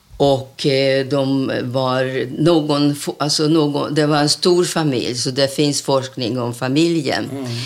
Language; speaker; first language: Swedish; non-native, fluent; Hungarian